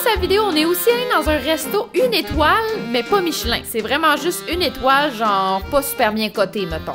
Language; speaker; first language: French; native; French